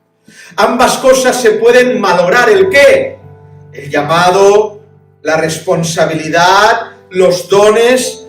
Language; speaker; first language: Spanish; native; Spanish